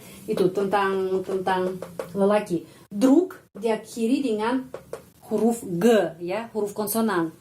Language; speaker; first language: Indonesian; non-native, fluent; Russian